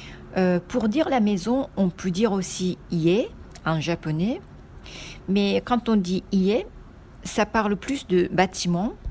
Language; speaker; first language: French; non-native, fluent; Japanese